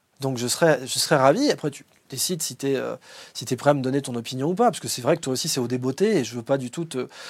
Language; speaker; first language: French; native; French